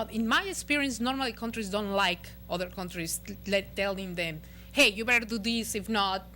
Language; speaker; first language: English; non-native, fluent; Spanish